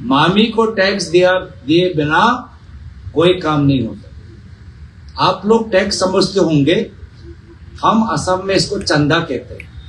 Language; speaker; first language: Hindi; non-native, local second language; Assamese